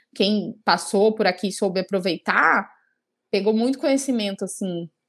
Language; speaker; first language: Portuguese; native; Portuguese